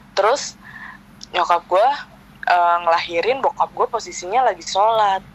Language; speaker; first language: Indonesian; native; Indonesian